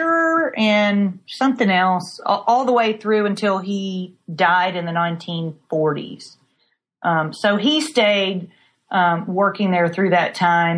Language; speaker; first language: English; native; English